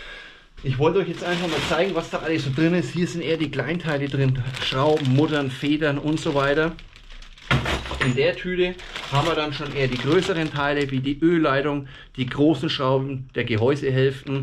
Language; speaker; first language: German; native; German